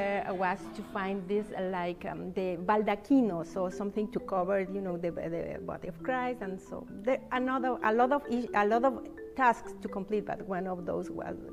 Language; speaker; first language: English; non-native, fluent; Spanish